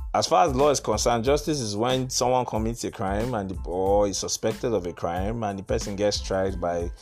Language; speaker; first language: English; non-native, local second language; Igbo